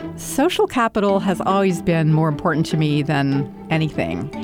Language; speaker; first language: English; native; English